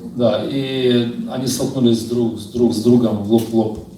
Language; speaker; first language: Russian; native; Russian